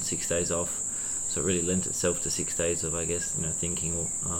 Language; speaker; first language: English; native; English